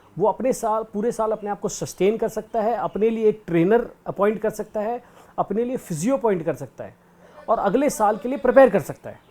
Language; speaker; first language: Hindi; native; Hindi